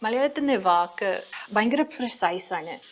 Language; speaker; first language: Malayalam; non-native, learner; English